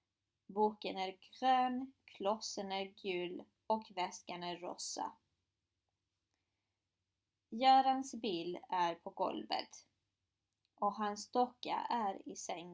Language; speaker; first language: Swedish; non-native, fluent; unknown